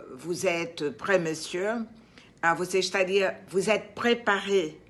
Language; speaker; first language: French; non-native, fluent; Portuguese